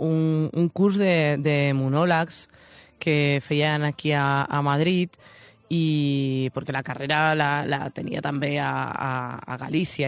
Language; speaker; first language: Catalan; non-native, learner; Spanish